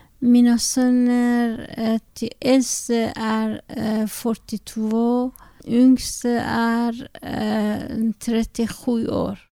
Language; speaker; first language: Swedish; non-native, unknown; Persian